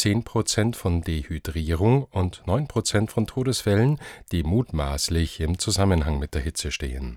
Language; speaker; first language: German; native; German